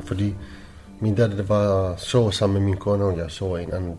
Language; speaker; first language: Danish; non-native, learner; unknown